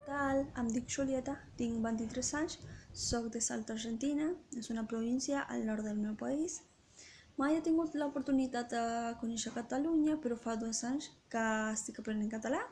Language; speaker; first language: Catalan; non-native, learner; Spanish